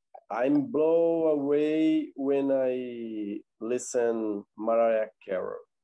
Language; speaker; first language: English; non-native, learner; Portuguese